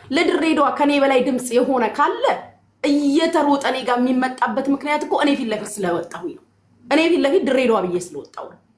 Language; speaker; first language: Amharic; native; Amharic